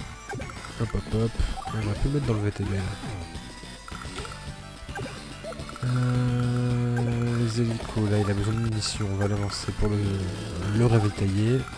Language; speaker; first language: French; native; French